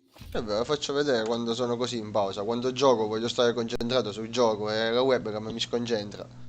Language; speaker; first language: Italian; native; Italian